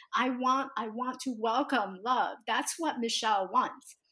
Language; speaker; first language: English; early bilingual, other home language; Chinese